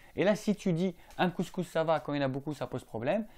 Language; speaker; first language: French; non-native, local second language; Arabic